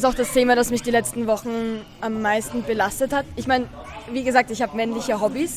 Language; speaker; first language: German; native; German